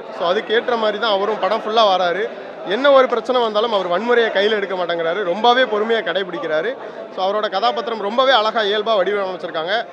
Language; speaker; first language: Tamil; native; Tamil